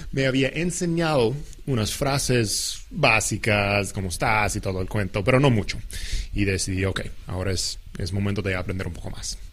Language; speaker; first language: Spanish; non-native, fluent; English